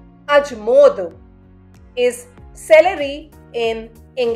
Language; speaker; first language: English; non-native, local second language; Hindi